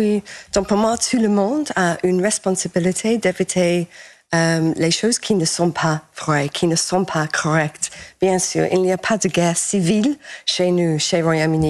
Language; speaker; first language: French; non-native, fluent; English